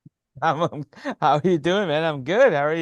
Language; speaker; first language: English; native; English